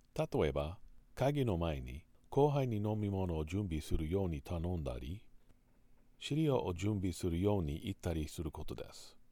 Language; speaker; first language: Japanese; non-native, learner; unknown